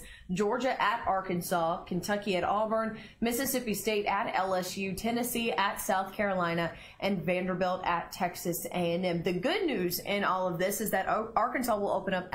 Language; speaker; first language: English; native; English